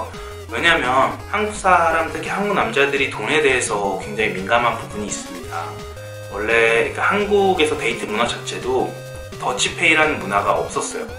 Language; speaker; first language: Korean; native; Korean